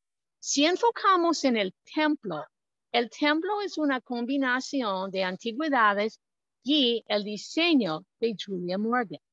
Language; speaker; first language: Spanish; non-native, fluent; English